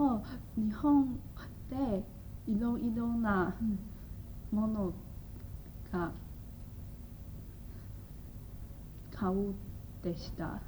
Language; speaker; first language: Japanese; non-native, learner; Chinese